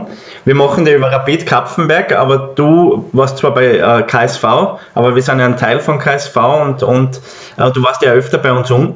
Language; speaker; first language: German; native; German